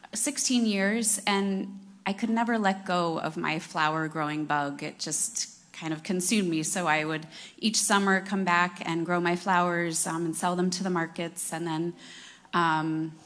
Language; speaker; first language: English; native; English